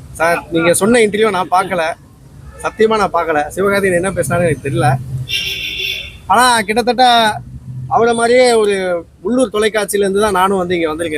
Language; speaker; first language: Tamil; native; Tamil